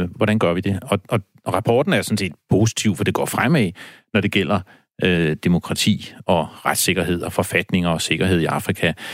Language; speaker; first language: Danish; native; Danish